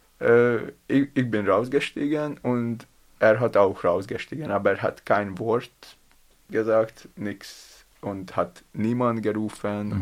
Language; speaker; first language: German; non-native, learner; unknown